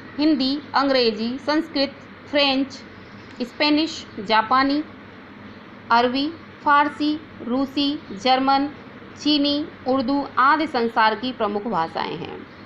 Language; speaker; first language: Hindi; native; Hindi